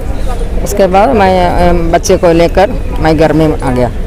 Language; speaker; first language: Hindi; non-native, local second language; Malayalam